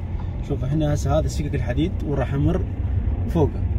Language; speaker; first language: Arabic; native; Arabic